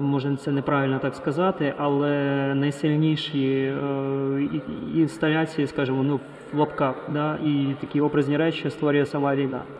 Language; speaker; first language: Ukrainian; native; Ukrainian